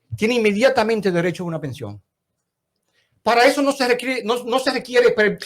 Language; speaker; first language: Spanish; native; Spanish